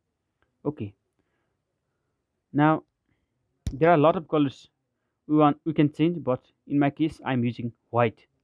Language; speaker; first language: English; non-native, fluent; Nepali